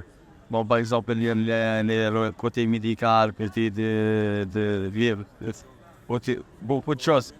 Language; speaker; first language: French; non-native, local second language; Arabic